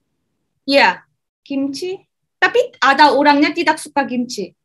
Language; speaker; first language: Indonesian; non-native, learner; Korean